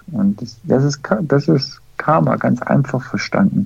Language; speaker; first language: German; early bilingual, heritage; German